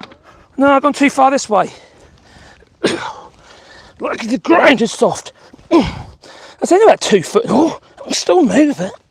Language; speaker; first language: English; native; English